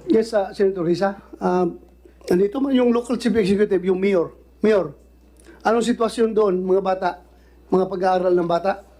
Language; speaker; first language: Filipino; non-native, local second language; Cebuano